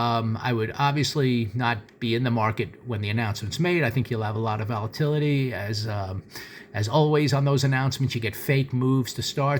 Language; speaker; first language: English; native; English